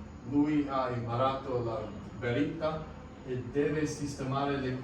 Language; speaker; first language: Italian; non-native, learner; English